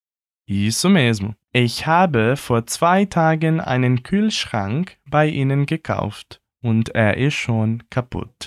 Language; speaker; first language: German; non-native, fluent; Portuguese